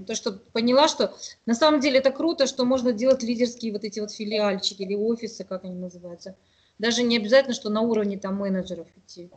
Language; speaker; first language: Russian; native; Russian